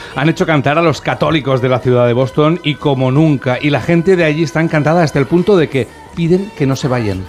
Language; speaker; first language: Spanish; native; Spanish